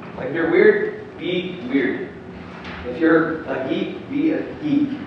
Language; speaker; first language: English; native; English